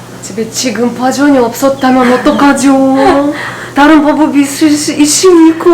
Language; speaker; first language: Korean; non-native, learner; Russian